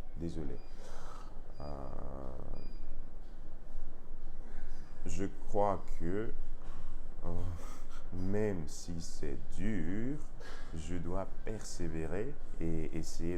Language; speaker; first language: French; non-native, learner; Russian